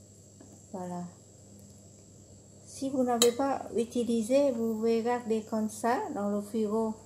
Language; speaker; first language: French; non-native, learner; Vietnamese